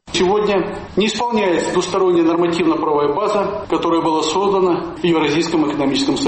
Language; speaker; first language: Russian; non-native, local second language; Kyrgyz